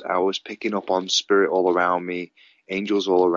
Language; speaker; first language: English; native; English